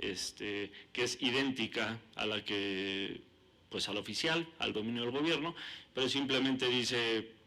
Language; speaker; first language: Spanish; native; Spanish